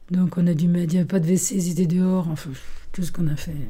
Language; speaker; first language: French; early bilingual, other home language; Italian